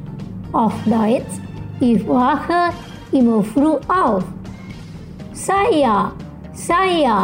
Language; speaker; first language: German; non-native, local second language; Indonesian